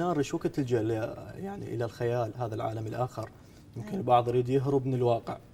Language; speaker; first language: Arabic; native; Arabic